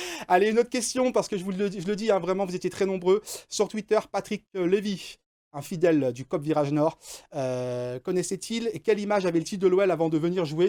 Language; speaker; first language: French; native; French